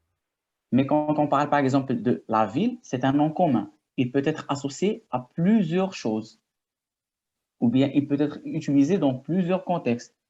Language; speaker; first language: French; non-native, fluent; Arabic